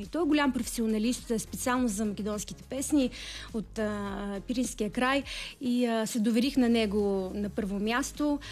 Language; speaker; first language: Bulgarian; early bilingual, heritage; Bulgarian